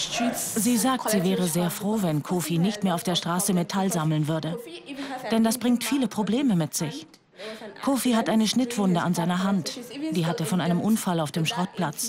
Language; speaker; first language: German; native; German